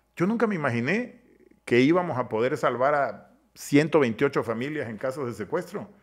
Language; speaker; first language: Spanish; native; Spanish